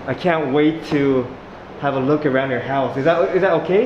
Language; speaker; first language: English; non-native, fluent; Japanese